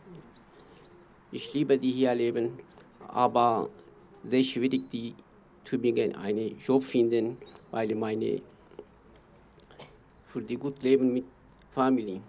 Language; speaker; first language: German; non-native, learner; Kurdish